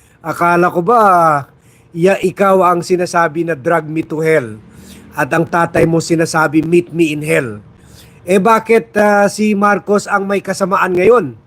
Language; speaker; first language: Filipino; non-native, local second language; Chavacano